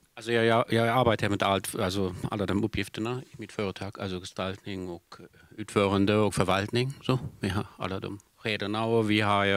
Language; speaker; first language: Swedish; non-native, fluent; German